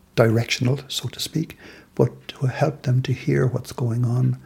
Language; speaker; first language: English; native; English